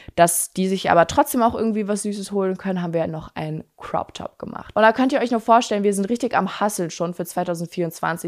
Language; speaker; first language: German; native; German